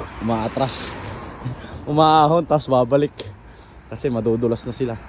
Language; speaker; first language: Filipino; native; Filipino